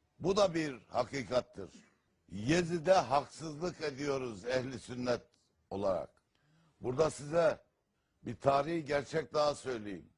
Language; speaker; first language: Turkish; native; Turkish